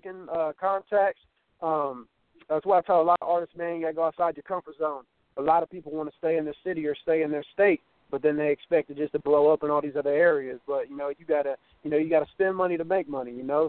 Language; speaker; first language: English; native; English